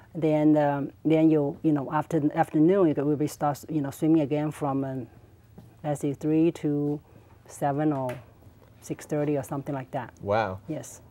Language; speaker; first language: English; non-native, learner; Chinese